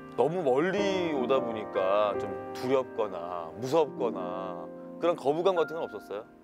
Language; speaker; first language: Korean; native; Korean